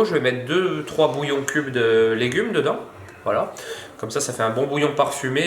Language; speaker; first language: French; native; French